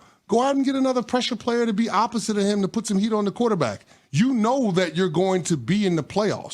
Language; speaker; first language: English; native; English